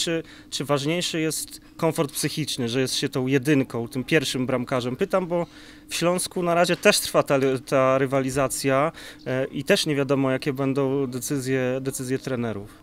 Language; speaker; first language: Polish; native; Polish